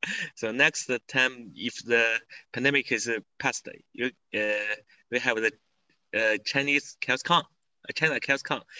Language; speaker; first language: English; non-native, learner; Chinese